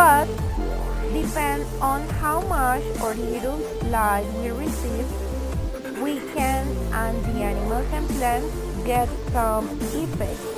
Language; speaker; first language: English; non-native, fluent; Spanish